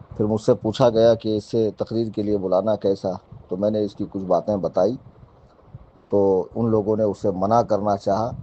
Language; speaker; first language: Urdu; native; Urdu